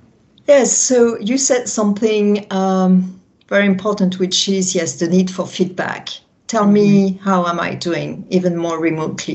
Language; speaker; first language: English; non-native, fluent; French